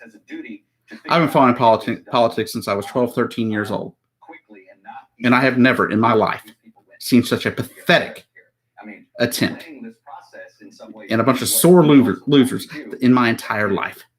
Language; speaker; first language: English; native; English